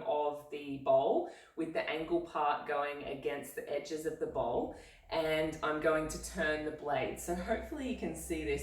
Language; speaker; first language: English; native; English